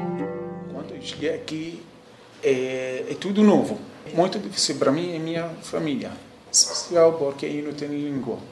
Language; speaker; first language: Portuguese; non-native, learner; Arabic